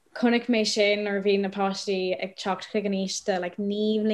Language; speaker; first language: Irish; non-native, local second language; English